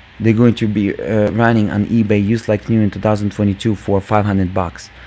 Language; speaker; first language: English; non-native, fluent; Russian